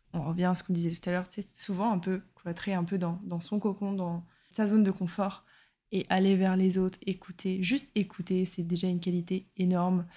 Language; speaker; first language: French; native; French